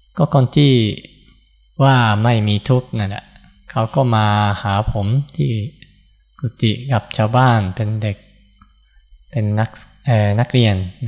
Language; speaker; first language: Thai; non-native, fluent; Japanese